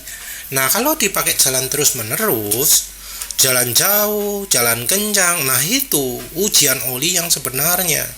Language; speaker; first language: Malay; non-native, local second language; Javanese